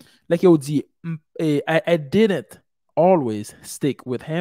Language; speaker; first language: English; non-native, fluent; Haitian Creole